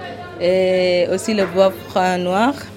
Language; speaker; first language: French; non-native, learner; Arabic